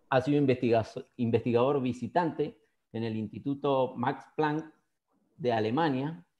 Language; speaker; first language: Spanish; native; Spanish